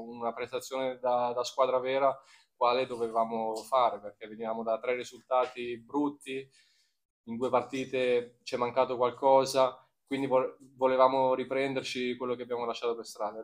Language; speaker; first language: Italian; native; Italian